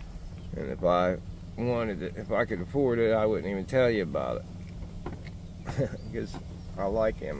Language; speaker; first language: English; native; English